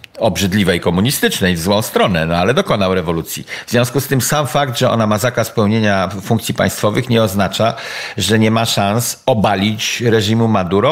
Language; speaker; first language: Polish; native; Polish